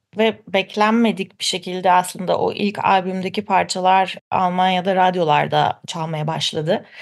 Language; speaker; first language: Turkish; native; Turkish